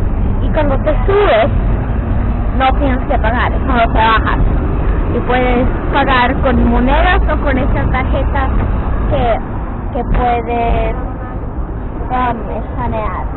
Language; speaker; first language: Spanish; early bilingual, heritage; English